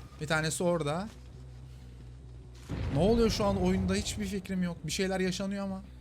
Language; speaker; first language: Turkish; native; Turkish